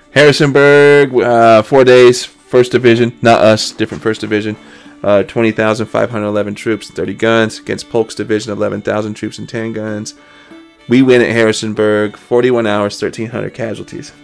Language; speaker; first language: English; native; English